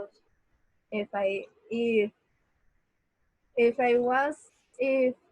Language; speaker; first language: English; non-native, learner; Spanish